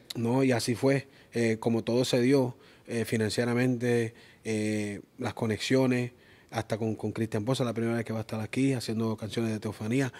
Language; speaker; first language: Spanish; early bilingual, heritage; Spanish